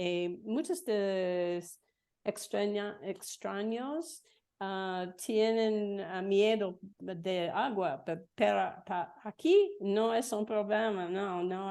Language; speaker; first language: Spanish; non-native, learner; English